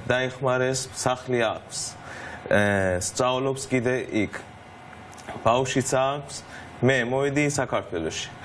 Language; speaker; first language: Georgian; early bilingual, heritage; Persian